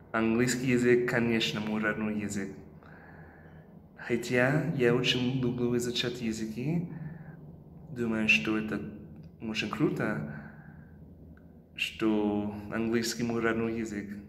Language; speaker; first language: Russian; non-native, fluent; English